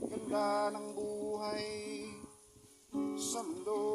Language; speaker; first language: Filipino; native; Filipino